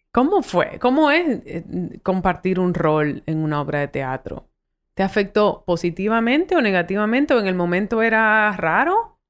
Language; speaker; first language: Spanish; early bilingual, heritage; Spanish